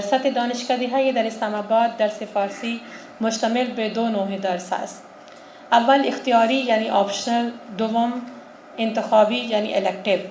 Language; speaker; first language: Persian; non-native, fluent; Urdu